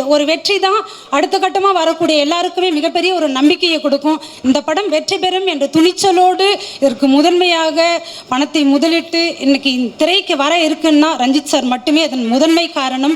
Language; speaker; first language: Tamil; native; Tamil